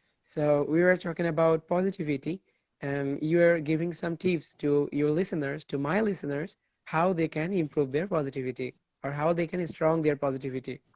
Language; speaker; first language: English; non-native, fluent; Bangla